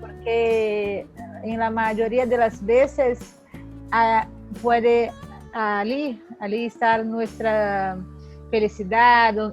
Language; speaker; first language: Spanish; non-native, learner; Portuguese